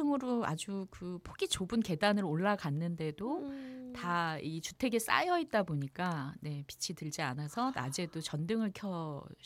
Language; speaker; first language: Korean; native; Korean